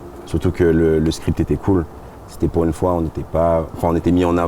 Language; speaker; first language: French; native; French